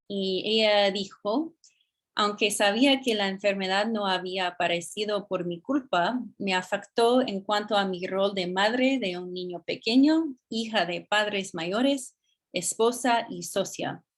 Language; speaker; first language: Spanish; non-native, fluent; English